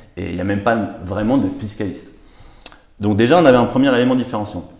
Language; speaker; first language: French; native; French